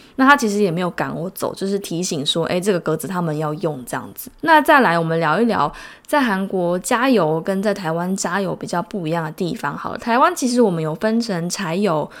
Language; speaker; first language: Chinese; native; Chinese